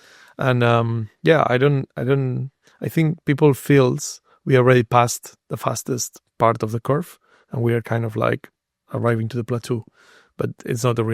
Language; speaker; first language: English; non-native, fluent; Spanish